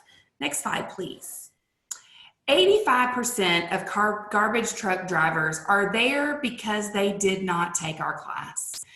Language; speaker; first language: English; native; English